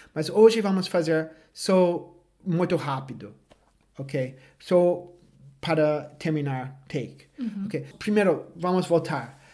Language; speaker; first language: Portuguese; non-native, fluent; English